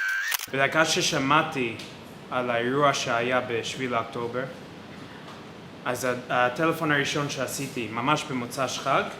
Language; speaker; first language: Hebrew; non-native, fluent; English